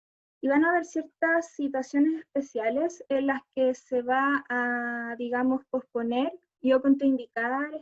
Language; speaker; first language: Spanish; native; Spanish